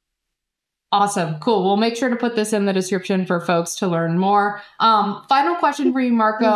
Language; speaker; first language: English; native; English